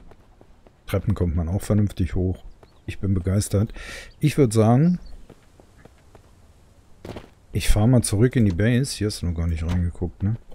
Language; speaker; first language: German; native; German